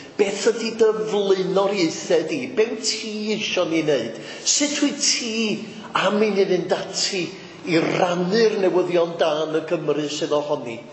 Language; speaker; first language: Welsh; native; Welsh